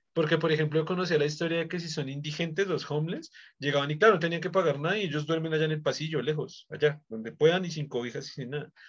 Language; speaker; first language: Spanish; native; Spanish